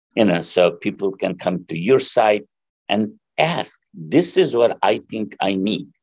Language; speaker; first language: English; non-native, local second language; Bangla